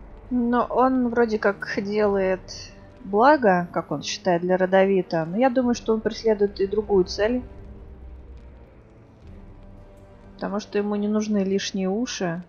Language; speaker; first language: Russian; native; Russian